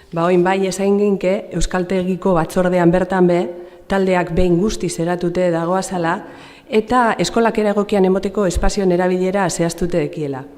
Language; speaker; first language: Basque; native; Basque